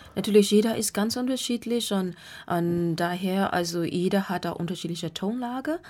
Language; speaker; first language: German; non-native, learner; Burmese